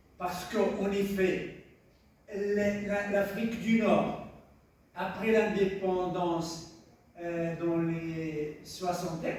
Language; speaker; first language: French; non-native, local second language; Tachelhit